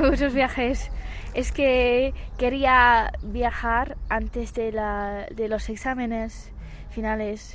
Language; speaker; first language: Spanish; non-native, fluent; English